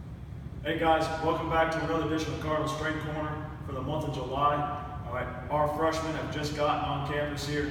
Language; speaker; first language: English; native; English